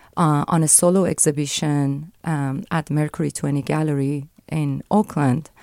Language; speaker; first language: English; non-native, fluent; Persian